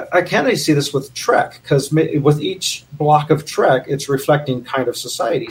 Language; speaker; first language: English; native; English